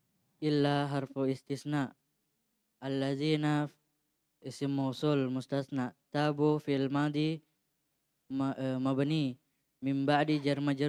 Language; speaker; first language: Arabic; non-native, learner; Indonesian